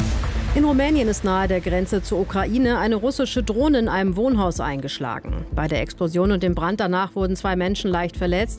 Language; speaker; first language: German; native; German